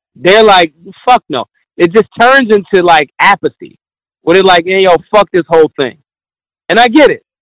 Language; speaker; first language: English; native; English